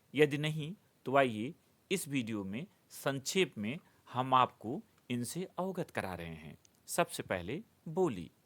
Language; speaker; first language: Hindi; native; Hindi